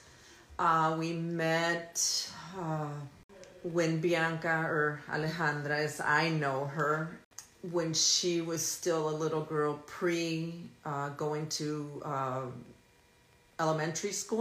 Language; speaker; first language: English; early bilingual, other home language; Spanish